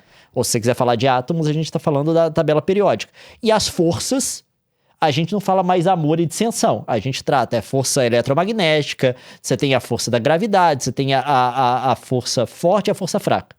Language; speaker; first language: Portuguese; native; Portuguese